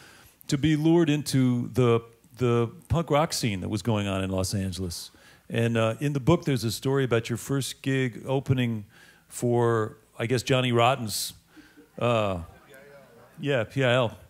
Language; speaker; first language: English; native; English